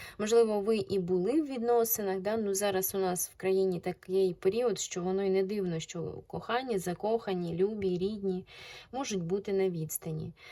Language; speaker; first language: Ukrainian; non-native, local second language; Russian